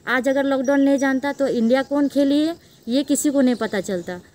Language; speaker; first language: Hindi; native; Hindi